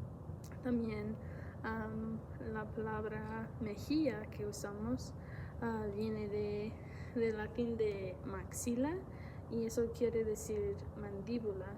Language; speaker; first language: Spanish; non-native, fluent; English